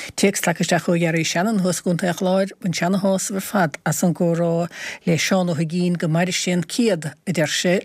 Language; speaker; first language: Irish; native; Irish